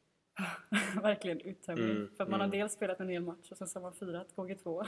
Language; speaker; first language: Swedish; native; Swedish